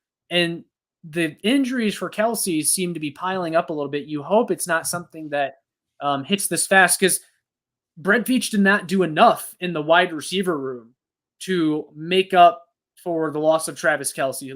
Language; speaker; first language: English; native; English